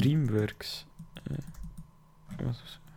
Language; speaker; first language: Dutch; native; Dutch